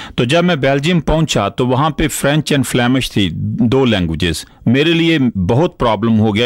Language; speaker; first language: Urdu; non-native, local second language; Punjabi